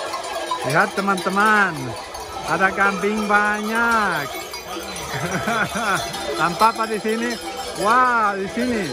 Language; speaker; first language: Indonesian; non-native, learner; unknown